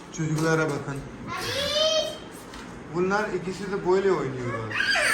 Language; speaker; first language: Turkish; non-native, learner; Urdu